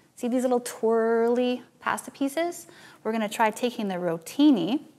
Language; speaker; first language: English; native; English